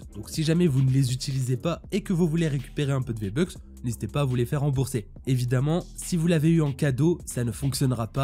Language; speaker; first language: French; native; French